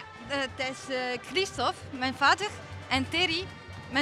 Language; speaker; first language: Dutch; non-native, local second language; French